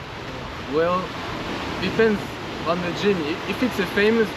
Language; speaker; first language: English; non-native, fluent; French